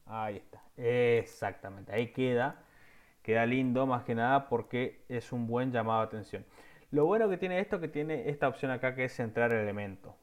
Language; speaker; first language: Spanish; native; Spanish